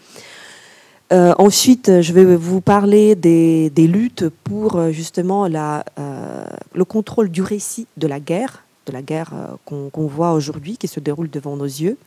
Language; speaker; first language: French; non-native, fluent; Ukrainian